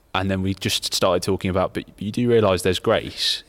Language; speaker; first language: English; native; English